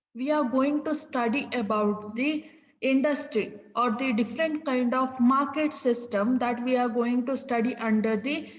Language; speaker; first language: English; non-native, local second language; Kannada